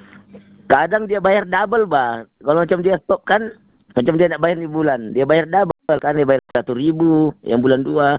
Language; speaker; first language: Indonesian; non-native, local second language; Malay